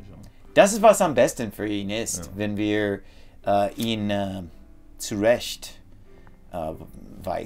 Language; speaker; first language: German; non-native, fluent; English